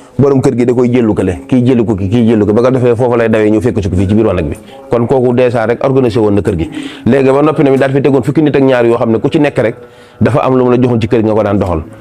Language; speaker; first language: Wolof; native; Wolof